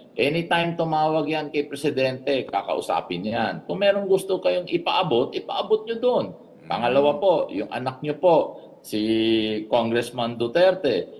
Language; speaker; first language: Filipino; non-native, local second language; Waray